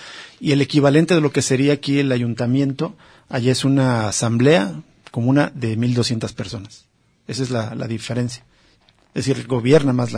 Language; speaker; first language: Spanish; native; Spanish